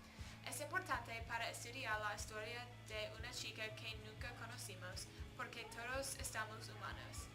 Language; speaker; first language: Spanish; non-native, learner; English